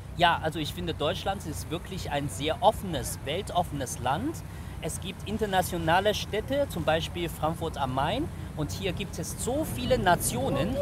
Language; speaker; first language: German; non-native, fluent; Chinese